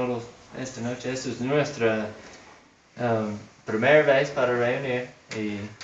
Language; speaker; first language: Spanish; non-native, fluent; English